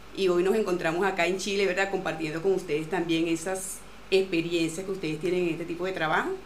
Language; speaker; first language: Spanish; native; Spanish